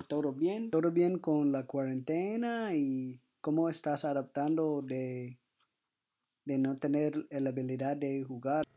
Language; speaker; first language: Spanish; non-native, learner; English